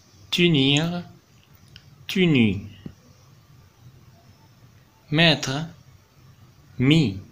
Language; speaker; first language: French; non-native, fluent; Arabic